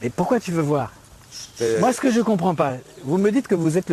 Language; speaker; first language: French; native; French